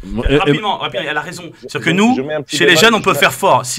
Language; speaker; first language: French; native; French